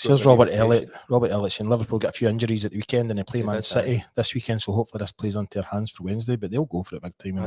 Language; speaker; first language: English; native; English